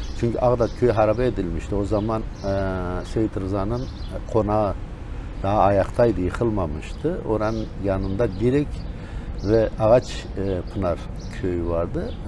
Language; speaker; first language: Turkish; non-native, local second language; Zaza